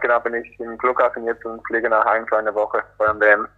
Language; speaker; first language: German; non-native, fluent; English